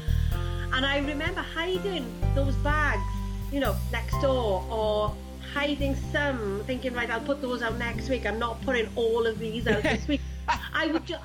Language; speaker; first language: English; native; English